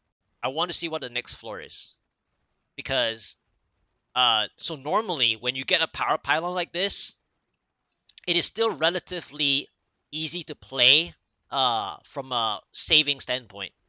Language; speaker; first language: English; native; English